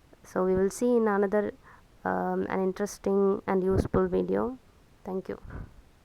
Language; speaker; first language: English; non-native, local second language; Tamil